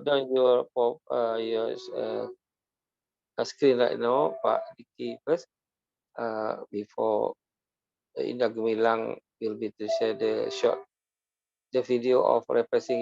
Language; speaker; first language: English; non-native, learner; Malay